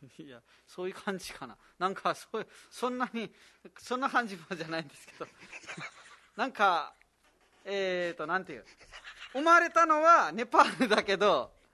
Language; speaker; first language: Japanese; non-native, fluent; Nepali